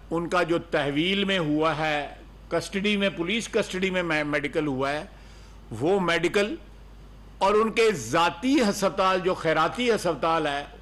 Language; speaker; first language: Urdu; non-native, local second language; Punjabi